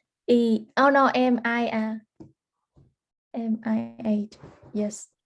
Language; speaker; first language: English; early bilingual, heritage; Vietnamese